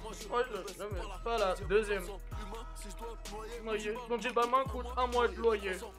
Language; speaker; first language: French; native; French